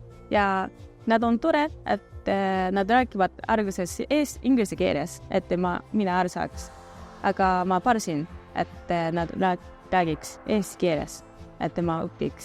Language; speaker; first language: Estonian; non-native, learner; Japanese